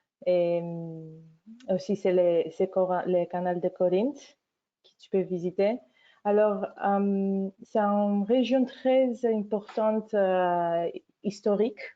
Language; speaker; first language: French; non-native, fluent; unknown